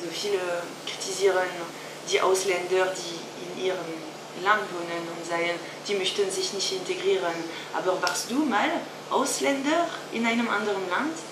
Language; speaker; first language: German; non-native, fluent; French